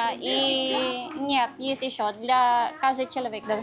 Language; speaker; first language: Russian; non-native, learner; Filipino